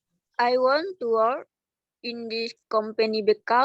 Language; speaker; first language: English; non-native, learner; Indonesian